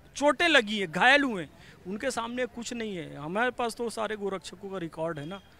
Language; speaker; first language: Hindi; native; Hindi